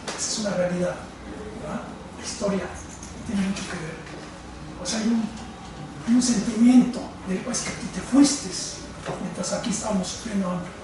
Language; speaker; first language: Spanish; non-native, fluent; Cantonese